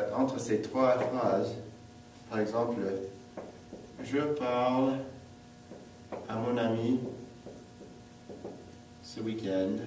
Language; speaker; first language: French; non-native, fluent; English